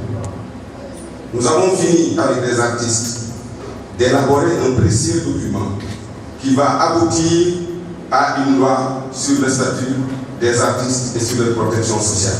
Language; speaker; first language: French; non-native, local second language; Wolof